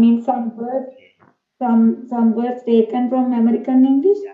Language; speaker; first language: English; non-native, fluent; Sinhala